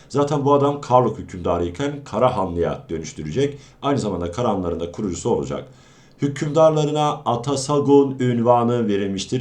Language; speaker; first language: Turkish; native; Turkish